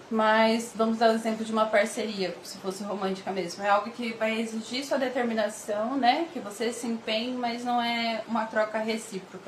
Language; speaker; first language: Portuguese; native; Portuguese